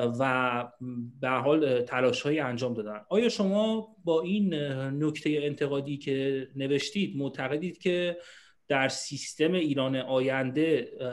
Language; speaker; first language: Persian; native; Persian